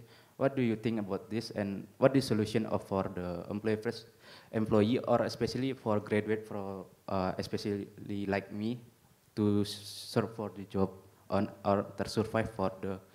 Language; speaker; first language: English; non-native, learner; Indonesian